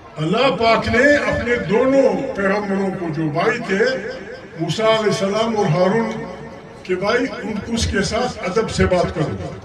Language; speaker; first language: Urdu; non-native, local second language; Pashto